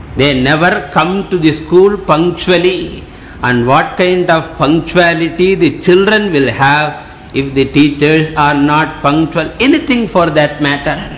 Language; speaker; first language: English; non-native, local second language; Tamil